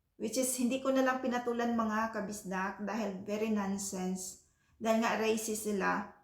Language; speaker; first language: Filipino; non-native, local second language; Cebuano